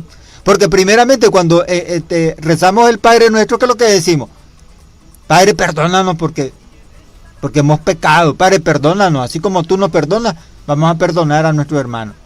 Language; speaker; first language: Spanish; native; Spanish